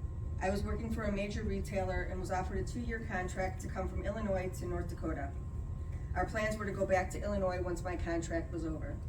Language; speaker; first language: English; native; English